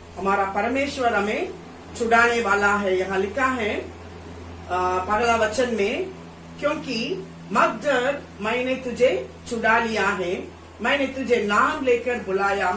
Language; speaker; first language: Hindi; non-native, local second language; Tamil